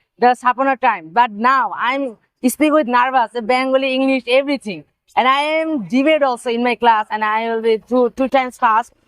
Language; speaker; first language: English; non-native, learner; Bangla